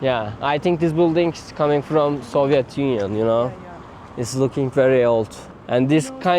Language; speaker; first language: English; non-native, learner; Turkish